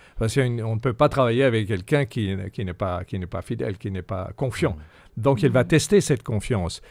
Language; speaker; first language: French; native; French